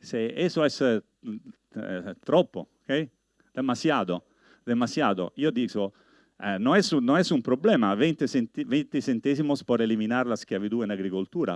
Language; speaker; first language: Spanish; non-native, learner; Italian